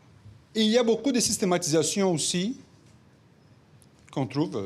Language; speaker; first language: French; non-native, fluent; Portuguese